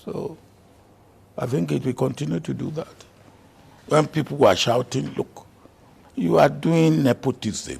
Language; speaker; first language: English; non-native, local second language; Yoruba